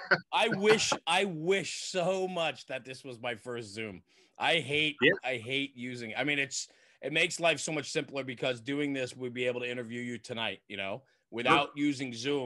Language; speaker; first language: English; native; English